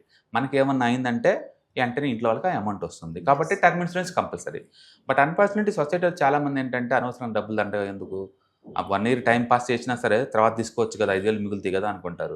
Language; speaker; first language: Telugu; native; Telugu